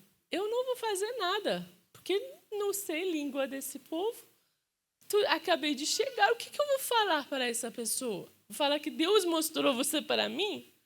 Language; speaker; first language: Portuguese; non-native, fluent; Persian